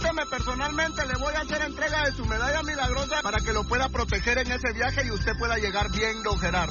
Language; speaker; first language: Spanish; native; Spanish